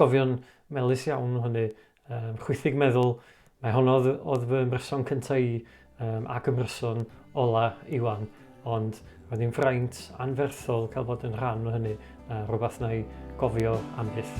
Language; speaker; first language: Welsh; native; Welsh